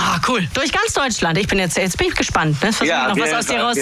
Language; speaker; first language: German; native; German